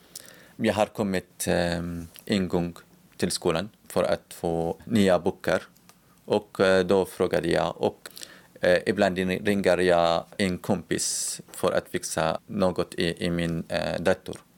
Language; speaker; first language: Swedish; non-native, learner; Arabic